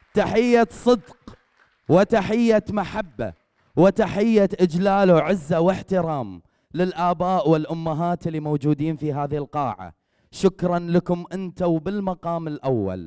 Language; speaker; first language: Arabic; native; Arabic